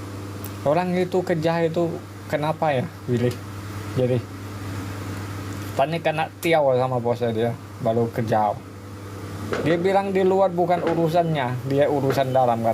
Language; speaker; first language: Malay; non-native, local second language; Hakka Chinese